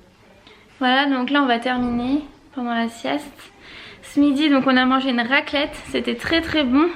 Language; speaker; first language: French; native; French